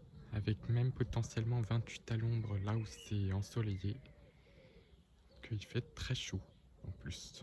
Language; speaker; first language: French; native; French